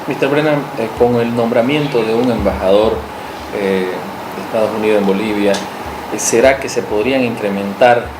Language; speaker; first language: Spanish; native; Spanish